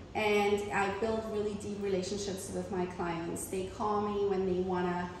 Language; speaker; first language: English; non-native, fluent; German